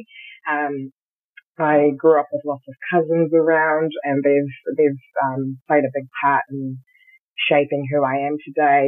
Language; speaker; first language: English; early bilingual, other home language; Shona